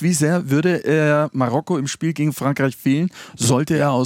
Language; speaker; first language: German; native; German